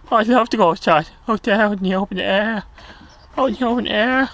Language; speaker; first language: English; native; English